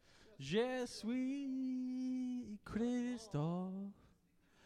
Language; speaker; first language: French; non-native, learner; English